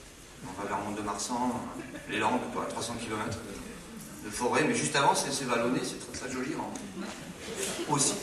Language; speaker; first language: French; native; French